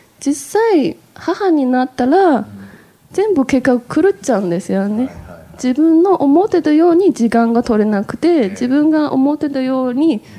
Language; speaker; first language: Japanese; non-native, fluent; Chinese